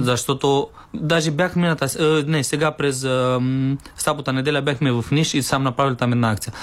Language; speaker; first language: Bulgarian; non-native, learner; Romanian